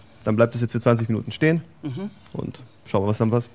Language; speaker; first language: German; native; German